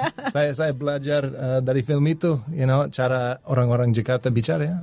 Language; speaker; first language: Indonesian; non-native, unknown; English